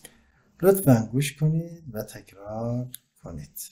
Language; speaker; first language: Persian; non-native, fluent; Turkish